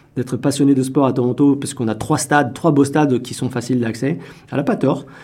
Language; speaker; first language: French; native; French